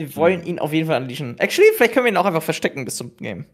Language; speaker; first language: German; native; German